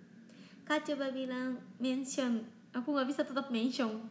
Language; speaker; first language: Indonesian; non-native, fluent; Japanese